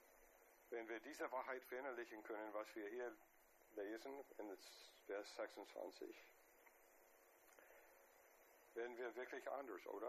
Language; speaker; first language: German; non-native, fluent; English